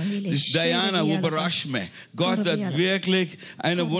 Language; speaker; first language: German; non-native, learner; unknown